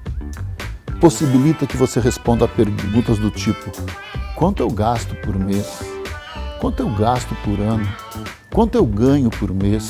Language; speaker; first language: Portuguese; native; Portuguese